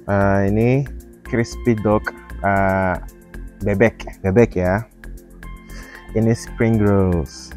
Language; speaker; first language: Indonesian; non-native, learner; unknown